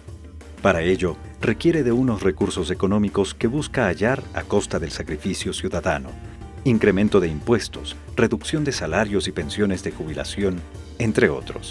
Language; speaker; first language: Spanish; native; Spanish